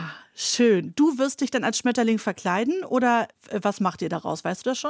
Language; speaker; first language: German; native; German